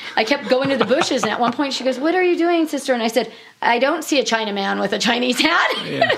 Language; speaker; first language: English; native; English